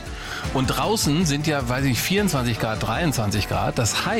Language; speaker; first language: German; native; German